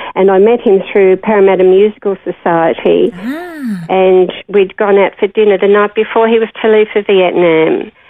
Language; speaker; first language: English; native; English